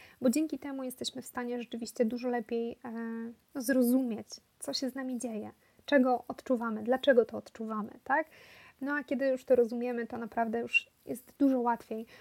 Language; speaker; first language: Polish; native; Polish